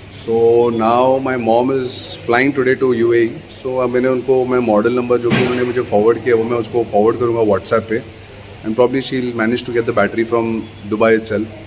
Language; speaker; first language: Hindi; native; Hindi